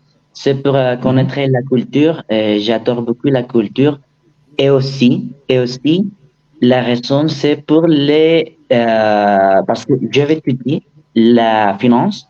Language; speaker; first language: French; non-native, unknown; Spanish